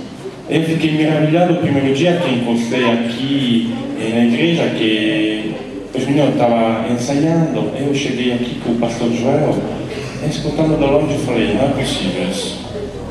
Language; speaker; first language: Portuguese; non-native, learner; Italian